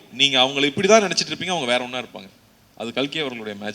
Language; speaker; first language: Tamil; native; Tamil